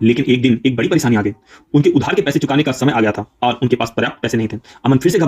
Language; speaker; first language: Hindi; native; Hindi